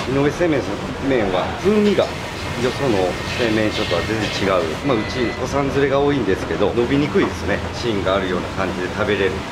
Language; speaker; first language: Japanese; native; Japanese